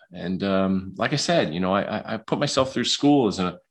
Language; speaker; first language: English; native; English